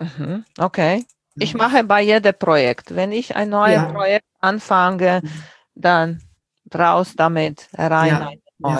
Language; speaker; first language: German; non-native, fluent; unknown